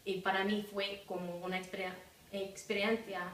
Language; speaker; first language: Spanish; non-native, fluent; English